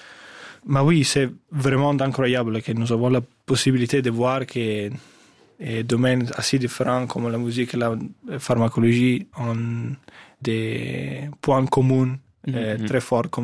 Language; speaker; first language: French; non-native, fluent; Italian